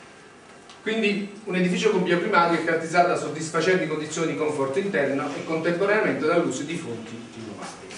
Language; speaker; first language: Italian; native; Italian